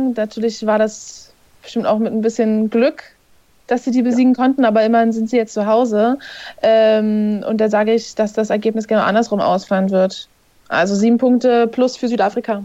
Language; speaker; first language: German; native; German